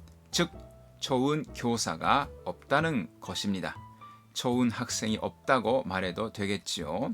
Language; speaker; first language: Korean; non-native, fluent; Japanese